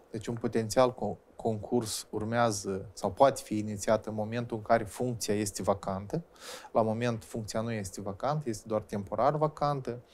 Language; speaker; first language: Romanian; native; Romanian